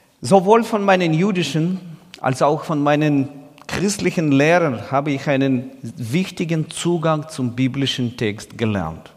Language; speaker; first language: German; non-native, fluent; Russian